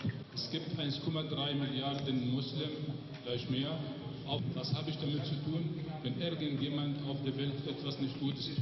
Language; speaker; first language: German; non-native, learner; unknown